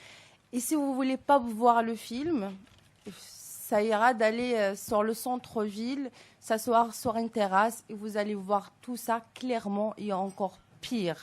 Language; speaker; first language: French; non-native, local second language; Arabic